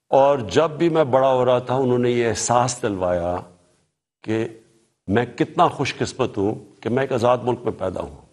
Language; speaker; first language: Urdu; native; Urdu